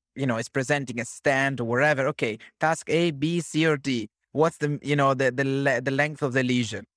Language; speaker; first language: English; non-native, fluent; Italian